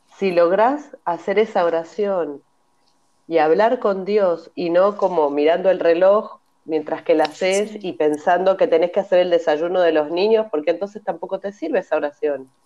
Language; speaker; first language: Spanish; native; Spanish